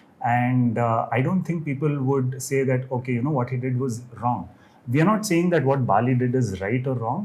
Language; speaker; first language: English; non-native, local second language; Kannada